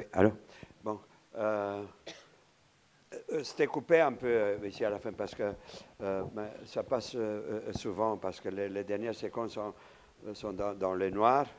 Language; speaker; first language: French; non-native, fluent; Romanian